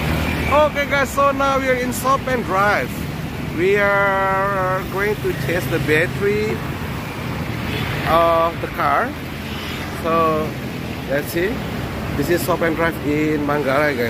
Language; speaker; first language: English; non-native, fluent; Indonesian